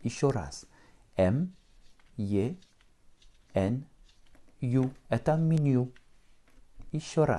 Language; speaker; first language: Russian; non-native, fluent; French